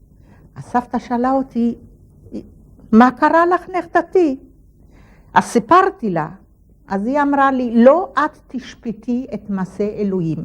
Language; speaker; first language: Hebrew; non-native, fluent; Polish